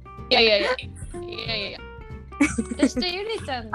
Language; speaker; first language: Japanese; early bilingual, heritage; Japanese